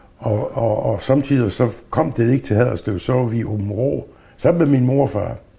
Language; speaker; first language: Danish; native; Danish